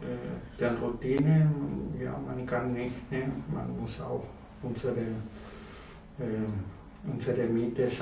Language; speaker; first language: German; non-native, learner; Spanish